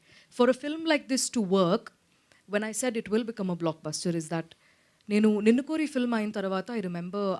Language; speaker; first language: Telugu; non-native, local second language; Malayalam